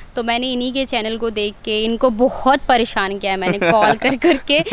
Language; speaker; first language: Hindi; native; Hindi